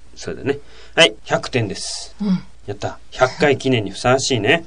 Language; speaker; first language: Japanese; native; Japanese